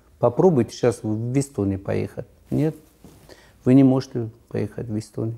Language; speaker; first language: Russian; non-native, local second language; Tajik